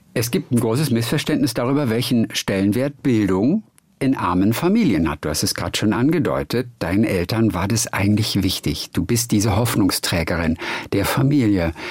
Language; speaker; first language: German; native; German